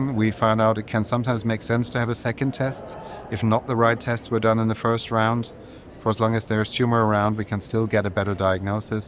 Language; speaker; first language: English; non-native, fluent; German